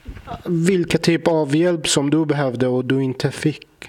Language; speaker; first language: Swedish; non-native, fluent; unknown